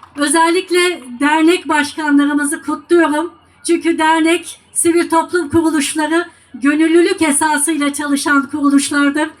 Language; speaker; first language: Turkish; native; Turkish